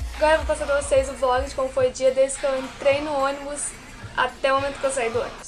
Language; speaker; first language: Portuguese; native; Portuguese